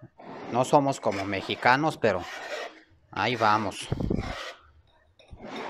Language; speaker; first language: Spanish; non-native, learner; Turkish